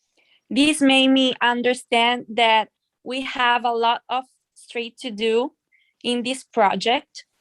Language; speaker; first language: English; non-native, fluent; Italian